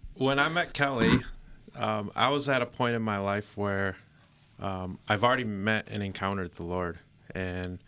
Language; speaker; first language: English; early bilingual, other home language; Filipino